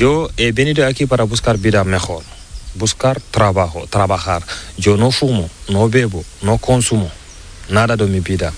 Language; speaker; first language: Spanish; non-native, learner; Fula